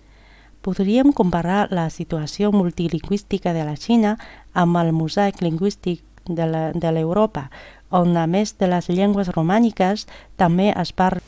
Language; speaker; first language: Catalan; non-native, fluent; Chinese